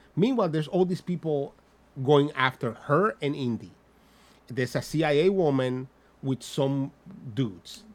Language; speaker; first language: English; non-native, fluent; Spanish